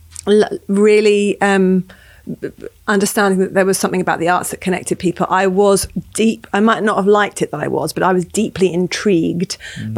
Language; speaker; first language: English; native; English